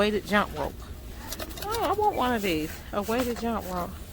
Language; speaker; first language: English; native; English